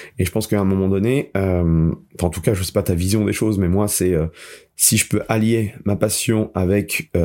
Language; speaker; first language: French; native; French